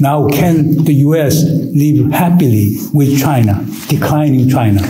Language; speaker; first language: English; non-native, fluent; Korean